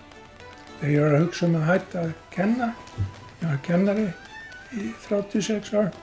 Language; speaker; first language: Icelandic; non-native, fluent; English